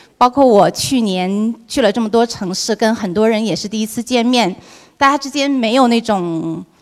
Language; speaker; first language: Chinese; native; Chinese